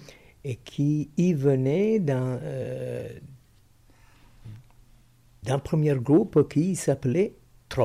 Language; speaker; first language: French; non-native, fluent; Italian